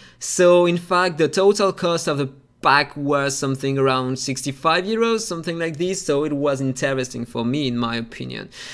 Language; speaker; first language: English; non-native, fluent; French